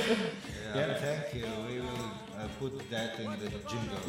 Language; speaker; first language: English; non-native, learner; Slovenian